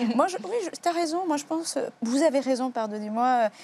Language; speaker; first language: French; native; French